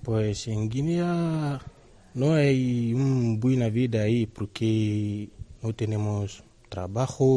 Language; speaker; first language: Spanish; non-native, learner; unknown